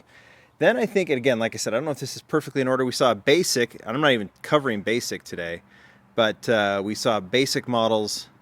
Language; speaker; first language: English; native; English